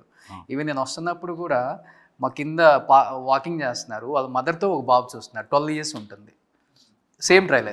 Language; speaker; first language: Telugu; native; Telugu